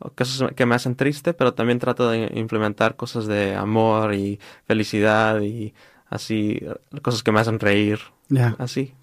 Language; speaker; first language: Spanish; early bilingual, heritage; Spanish